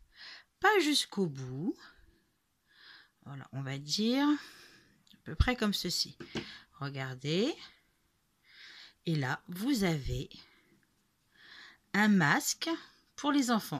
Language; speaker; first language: French; native; French